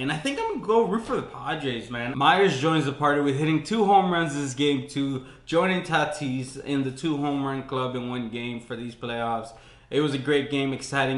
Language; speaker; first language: English; native; English